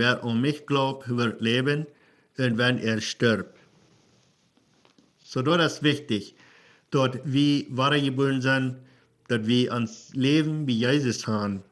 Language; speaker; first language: German; non-native, learner; Plautdietsch